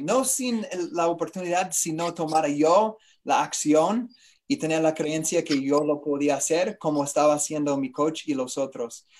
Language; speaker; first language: Spanish; non-native, learner; English